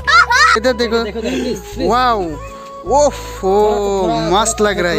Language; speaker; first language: Hindi; non-native, local second language; Bangla